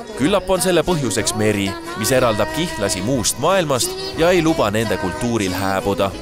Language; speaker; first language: Estonian; native; Estonian